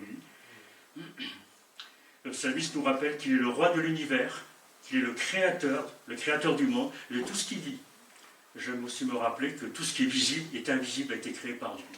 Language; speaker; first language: French; native; French